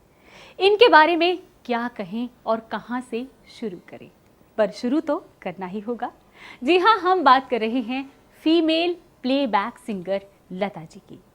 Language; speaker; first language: Hindi; native; Hindi